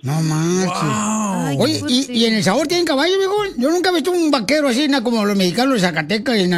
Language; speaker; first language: Spanish; native; Spanish